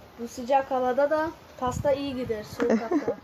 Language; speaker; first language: Turkish; early bilingual, heritage; Turkish